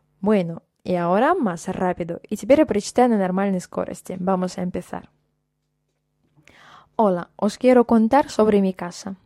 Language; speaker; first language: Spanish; non-native, fluent; Russian